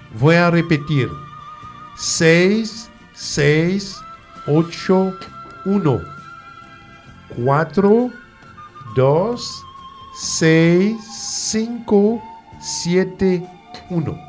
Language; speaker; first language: Spanish; non-native, fluent; French